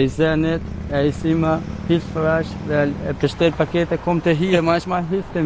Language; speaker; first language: German; non-native, learner; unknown